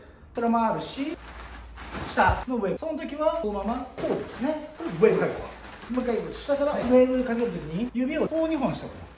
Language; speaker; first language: Japanese; native; Japanese